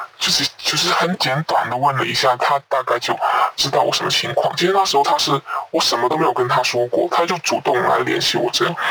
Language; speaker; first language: Chinese; non-native, local second language; Cantonese